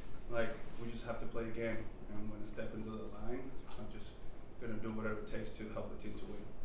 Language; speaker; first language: English; non-native, fluent; Spanish